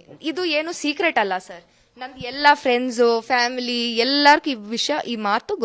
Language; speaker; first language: Kannada; non-native, local second language; Kodava